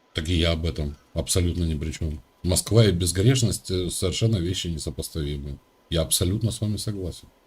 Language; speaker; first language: Russian; native; Russian